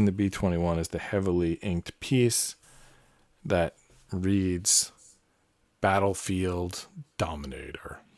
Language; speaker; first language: English; native; English